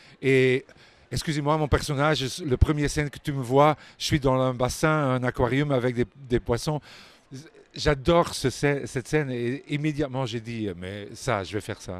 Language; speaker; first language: French; non-native, local second language; Dutch